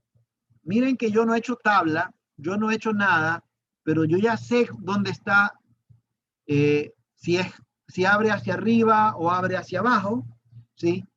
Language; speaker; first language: Spanish; native; Spanish